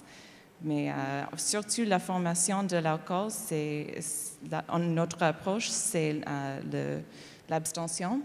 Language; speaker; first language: French; non-native, learner; English